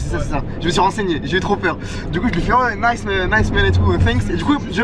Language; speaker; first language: French; native; French